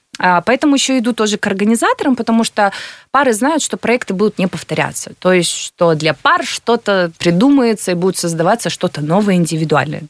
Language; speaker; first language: Russian; native; Russian